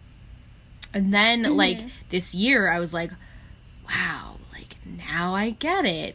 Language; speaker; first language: English; native; English